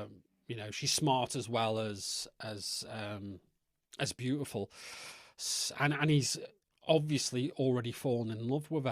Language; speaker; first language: English; native; English